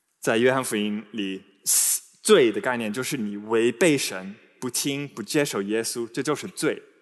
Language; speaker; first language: Chinese; non-native, fluent; English